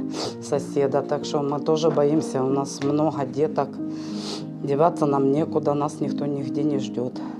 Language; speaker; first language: Russian; native; Russian